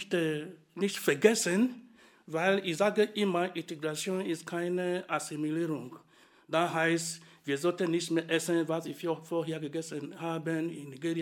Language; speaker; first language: German; non-native, fluent; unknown